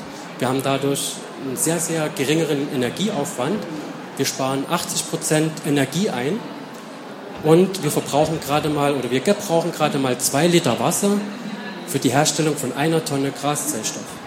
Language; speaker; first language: German; native; German